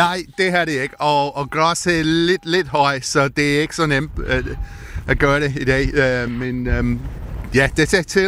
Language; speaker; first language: Danish; non-native, fluent; English